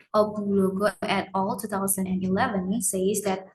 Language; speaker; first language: English; non-native, learner; Indonesian